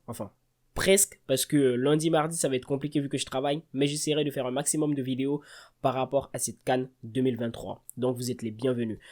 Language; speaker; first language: French; early bilingual, other home language; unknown